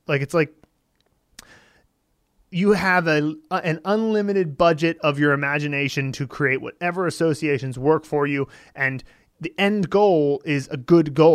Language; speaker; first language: English; native; English